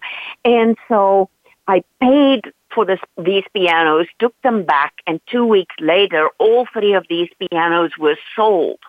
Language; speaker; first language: English; non-native, local second language; Dutch